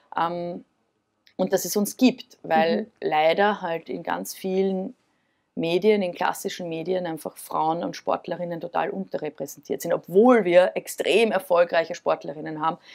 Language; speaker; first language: German; native; German